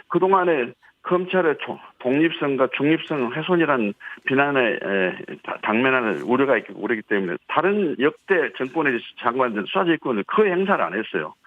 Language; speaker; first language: Korean; native; Korean